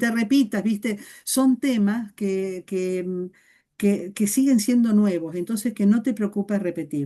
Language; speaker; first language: Spanish; native; Spanish